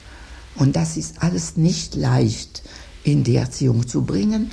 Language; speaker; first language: German; non-native, fluent; French